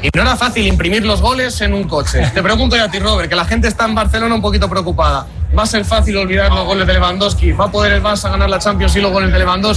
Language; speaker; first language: Spanish; native; Spanish